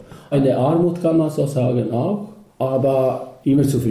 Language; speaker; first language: German; non-native, learner; Albanian